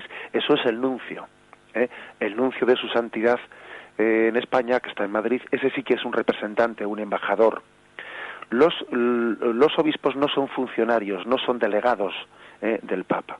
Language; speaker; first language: Spanish; native; Spanish